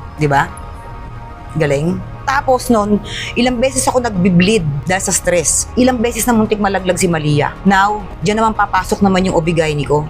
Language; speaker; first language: Filipino; native; Filipino